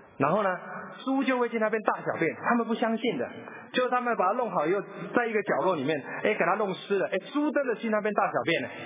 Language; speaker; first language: Chinese; native; Chinese